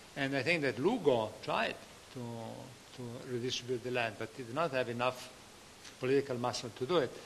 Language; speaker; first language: English; non-native, fluent; Italian